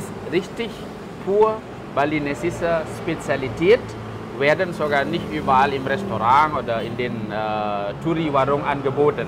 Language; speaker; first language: German; non-native, fluent; Balinese